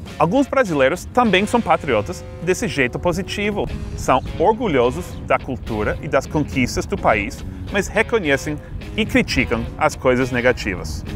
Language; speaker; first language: Portuguese; non-native, fluent; English